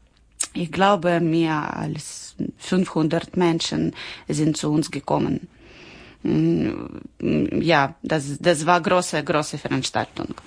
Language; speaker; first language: German; non-native, learner; Ukrainian